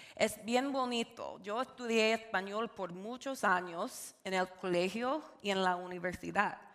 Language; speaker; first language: Spanish; non-native, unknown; English